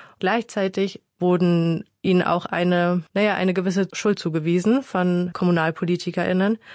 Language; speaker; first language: German; early bilingual, other home language; Vietnamese